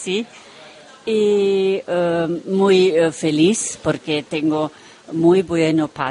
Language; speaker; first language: Spanish; non-native, learner; Romanian